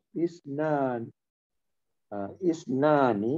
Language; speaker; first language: Arabic; non-native, learner; Malay